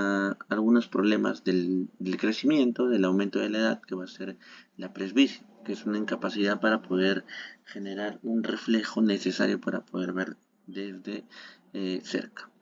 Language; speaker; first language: Spanish; native; Spanish